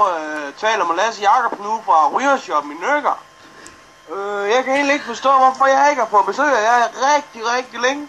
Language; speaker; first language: Danish; native; Danish